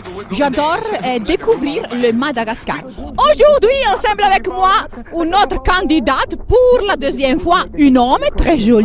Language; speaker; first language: French; non-native, learner; Italian